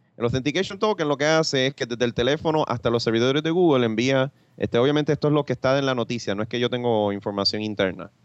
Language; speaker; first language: Spanish; native; Spanish